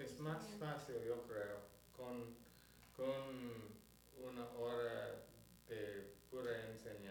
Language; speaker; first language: Spanish; non-native, learner; English